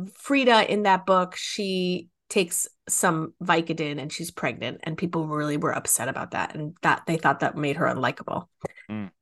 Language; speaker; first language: English; native; English